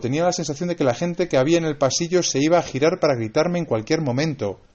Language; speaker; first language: Spanish; native; Spanish